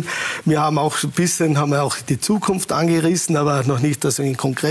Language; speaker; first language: German; native; German